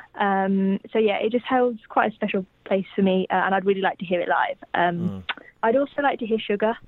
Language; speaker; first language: English; native; English